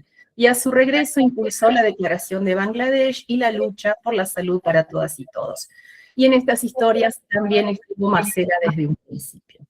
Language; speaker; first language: Spanish; native; Spanish